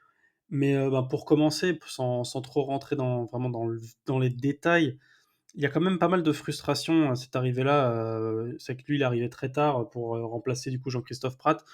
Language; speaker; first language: French; native; French